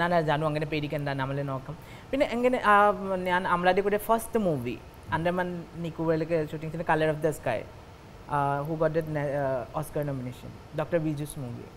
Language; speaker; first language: Malayalam; non-native, local second language; Assamese